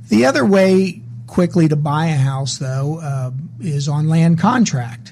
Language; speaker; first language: English; native; English